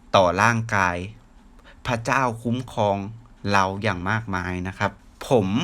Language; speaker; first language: Thai; native; Thai